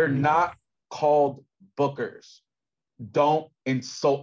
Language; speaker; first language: English; native; English